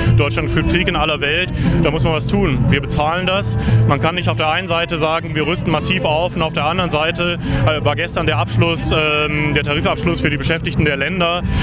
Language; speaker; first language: German; native; German